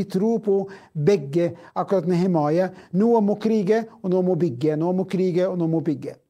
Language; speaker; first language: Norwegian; non-native, fluent; Arabic